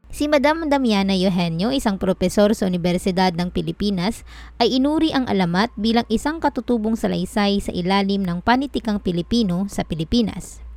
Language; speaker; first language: Filipino; non-native, local second language; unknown